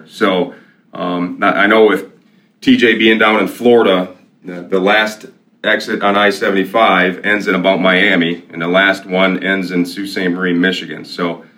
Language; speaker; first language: English; native; English